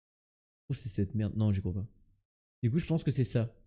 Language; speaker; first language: French; native; French